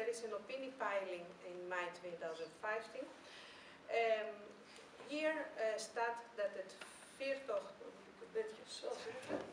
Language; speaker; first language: Dutch; non-native, fluent; Greek